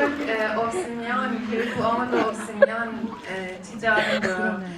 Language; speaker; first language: Korean; non-native, learner; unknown